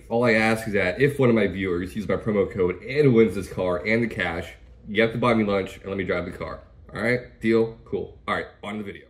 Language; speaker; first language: English; native; English